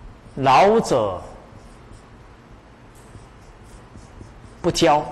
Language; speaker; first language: Chinese; native; Chinese